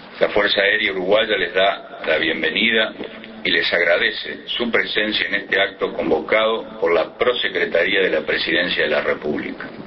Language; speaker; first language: Spanish; native; Spanish